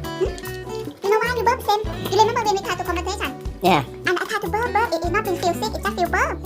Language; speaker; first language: English; non-native, learner; Thai